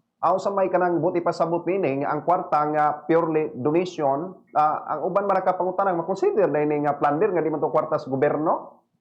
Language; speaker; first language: Cebuano; native; Cebuano